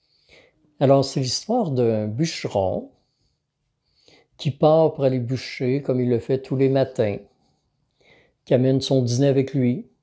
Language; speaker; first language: French; native; French